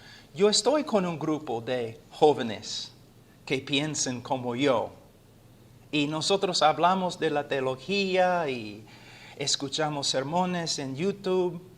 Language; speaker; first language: Spanish; non-native, fluent; English